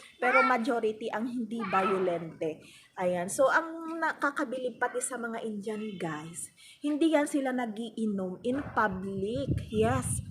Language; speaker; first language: Filipino; non-native, local second language; Iloko